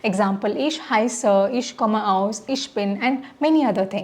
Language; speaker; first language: German; non-native, learner; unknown